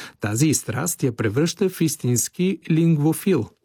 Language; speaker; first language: Bulgarian; native; Bulgarian